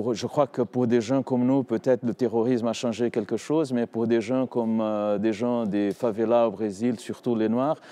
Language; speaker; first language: French; non-native, fluent; Portuguese